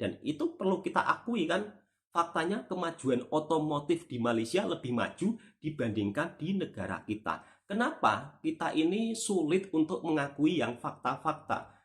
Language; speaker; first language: Indonesian; native; Indonesian